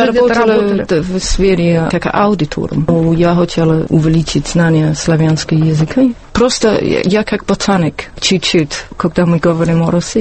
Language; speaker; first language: Russian; non-native, learner; English